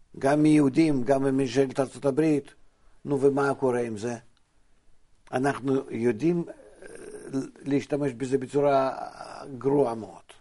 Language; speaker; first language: Hebrew; non-native, fluent; Russian